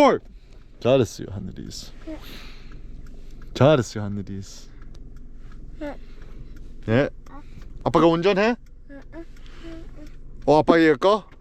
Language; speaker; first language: Korean; early bilingual, heritage; English